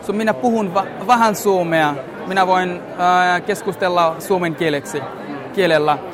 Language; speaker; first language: Finnish; non-native, learner; Bangla